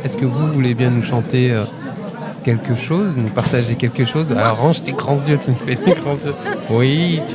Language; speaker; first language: French; native; French